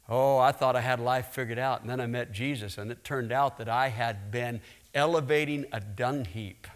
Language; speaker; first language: English; native; English